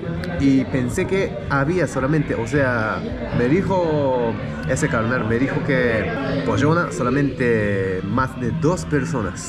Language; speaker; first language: Spanish; non-native, learner; Japanese